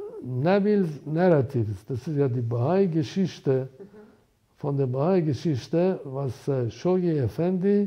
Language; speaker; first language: German; non-native, fluent; Persian